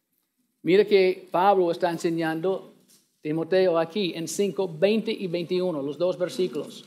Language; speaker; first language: Spanish; non-native, learner; English